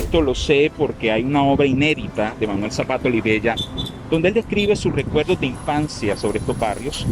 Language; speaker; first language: Spanish; native; Spanish